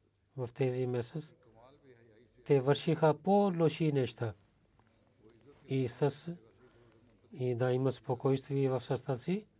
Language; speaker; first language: Bulgarian; non-native, learner; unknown